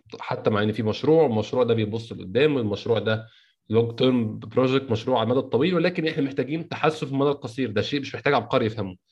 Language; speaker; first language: Arabic; native; Arabic